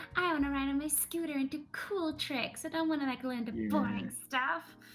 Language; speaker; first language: English; early bilingual, other home language; German